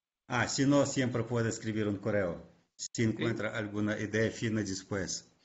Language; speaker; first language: Spanish; non-native, fluent; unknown